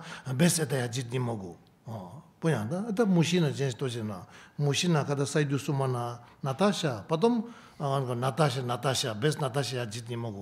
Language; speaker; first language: Russian; non-native, learner; Tibetan